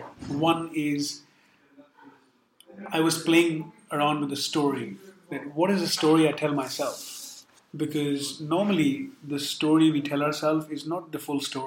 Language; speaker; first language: English; non-native, local second language; Urdu